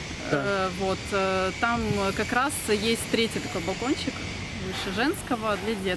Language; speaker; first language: Russian; native; Russian